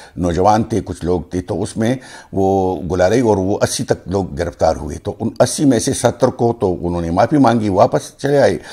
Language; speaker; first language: Urdu; non-native, local second language; Pashto